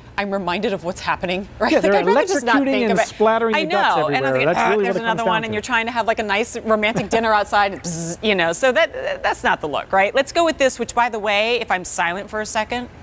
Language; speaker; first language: English; native; English